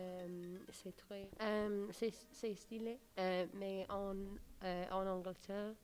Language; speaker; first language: French; non-native, learner; English